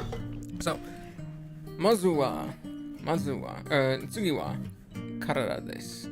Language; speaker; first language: Japanese; non-native, learner; English